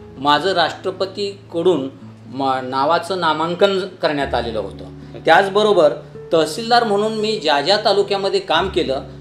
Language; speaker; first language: Marathi; native; Marathi